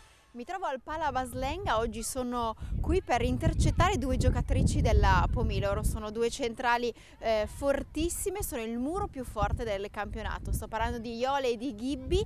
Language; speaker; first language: Italian; native; Italian